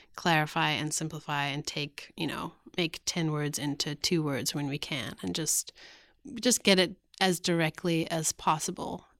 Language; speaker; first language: English; native; English